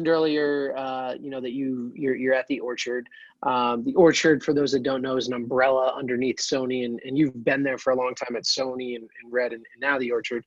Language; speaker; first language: English; native; English